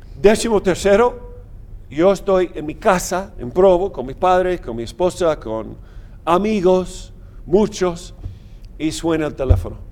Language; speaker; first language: Spanish; non-native, fluent; English